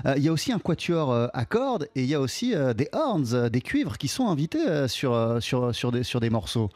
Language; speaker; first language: French; native; French